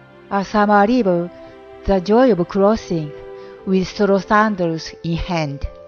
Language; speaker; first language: English; non-native, fluent; Japanese